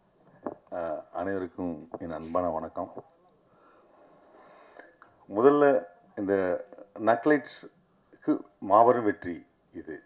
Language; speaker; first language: Tamil; native; Tamil